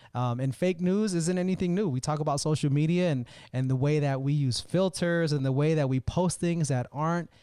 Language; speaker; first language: English; native; English